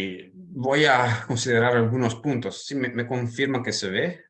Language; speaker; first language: Spanish; non-native, fluent; Italian